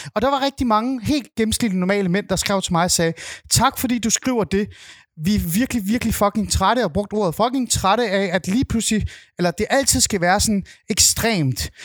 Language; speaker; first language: Danish; native; Danish